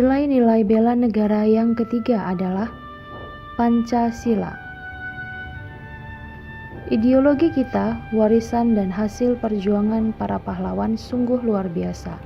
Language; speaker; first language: Indonesian; native; Indonesian